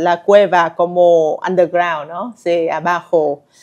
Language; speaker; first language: Spanish; non-native, learner; Vietnamese